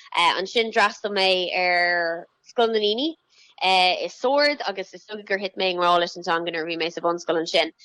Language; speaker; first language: Irish; native; Irish